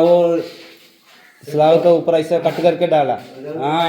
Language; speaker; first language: Hindi; non-native, local second language; Malayalam